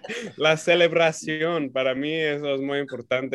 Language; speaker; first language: Spanish; non-native, fluent; English